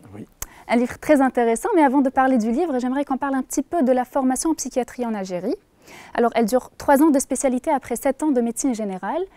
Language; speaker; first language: French; non-native, local second language; Arabic